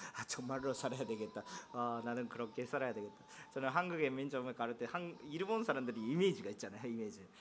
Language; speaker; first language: Korean; non-native, fluent; Japanese